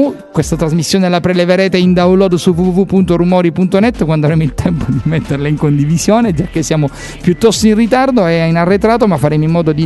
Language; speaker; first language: Italian; native; Italian